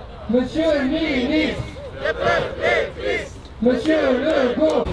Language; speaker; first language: French; native; French